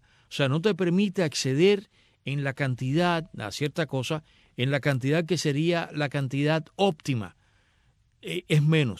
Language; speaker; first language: Spanish; native; Spanish